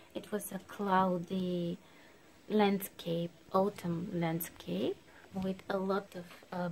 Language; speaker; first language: English; non-native, fluent; Bulgarian